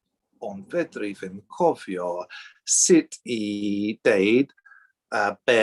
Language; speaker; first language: Welsh; non-native, learner; English